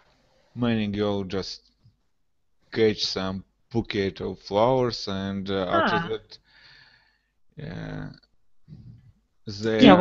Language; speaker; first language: English; non-native, learner; Russian